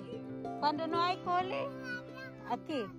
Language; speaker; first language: Spanish; non-native, learner; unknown